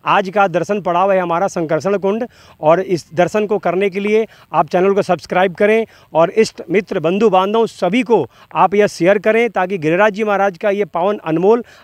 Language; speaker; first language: Hindi; native; Hindi